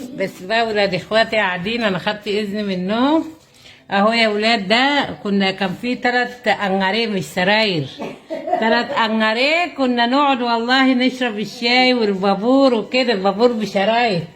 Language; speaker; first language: Egyptian Arabic; non-native, local second language; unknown